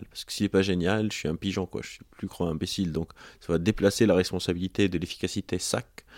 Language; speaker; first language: French; non-native, local second language; Arabic